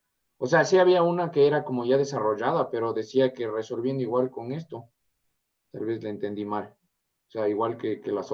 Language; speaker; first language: Spanish; native; Spanish